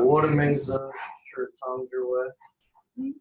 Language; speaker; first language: Chinese; non-native, learner; English